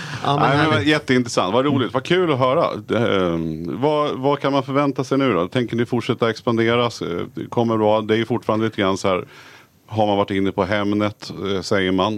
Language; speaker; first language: Swedish; native; Swedish